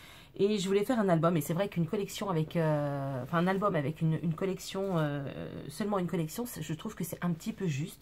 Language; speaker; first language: French; native; French